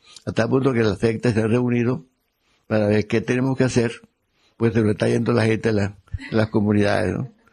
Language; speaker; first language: Spanish; native; Spanish